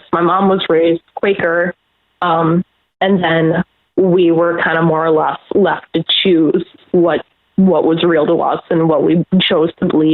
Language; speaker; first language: English; native; English